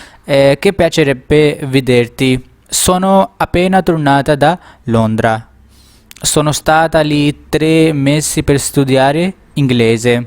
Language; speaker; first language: Italian; non-native, learner; Urdu